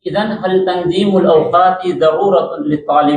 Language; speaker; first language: Arabic; non-native, learner; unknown